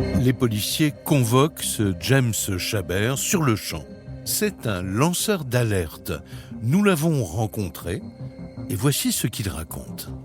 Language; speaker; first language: French; native; French